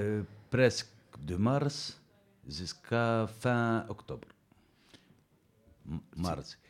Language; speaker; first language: French; non-native, learner; Berber languages